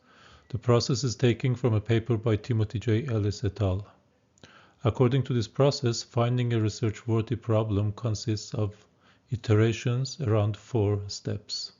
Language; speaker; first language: English; non-native, fluent; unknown